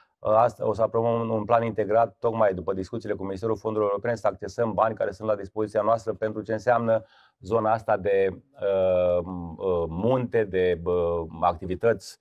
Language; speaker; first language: Romanian; native; Romanian